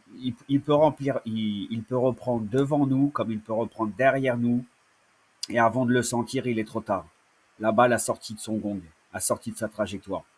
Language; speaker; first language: French; native; French